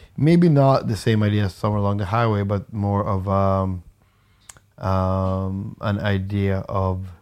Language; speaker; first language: English; non-native, fluent; Swedish